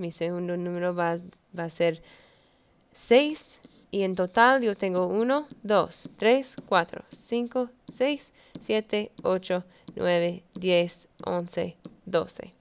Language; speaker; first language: Spanish; early bilingual, heritage; Spanish